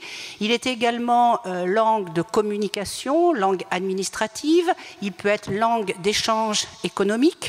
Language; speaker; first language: French; native; French